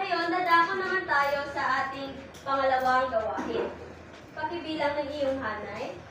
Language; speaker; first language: Filipino; native; Filipino